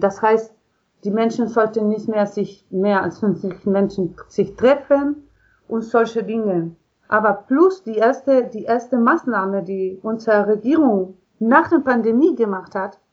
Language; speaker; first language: German; non-native, learner; Spanish